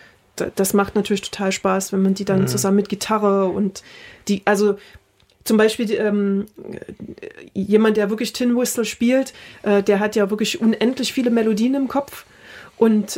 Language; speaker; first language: German; native; German